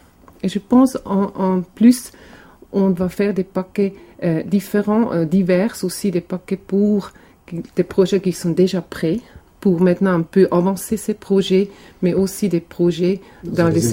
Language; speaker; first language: French; non-native, local second language; German